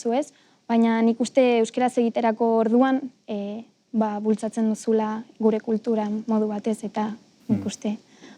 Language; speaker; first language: Basque; non-native, local second language; Spanish